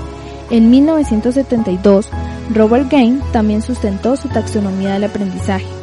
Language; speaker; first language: Spanish; native; Spanish